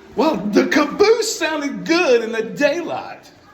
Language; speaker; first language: English; native; English